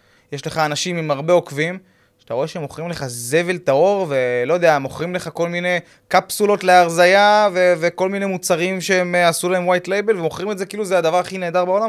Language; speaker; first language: Hebrew; native; Hebrew